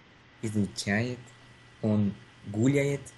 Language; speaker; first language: Russian; non-native, learner; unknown